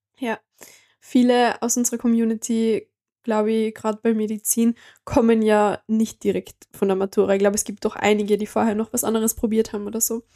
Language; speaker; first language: German; native; German